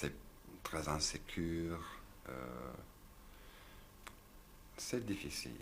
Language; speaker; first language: French; non-native, learner; English